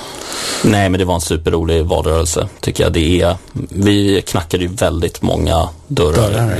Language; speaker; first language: Swedish; native; Swedish